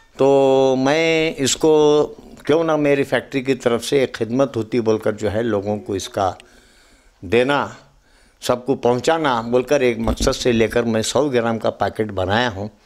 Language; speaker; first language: Urdu; native; Urdu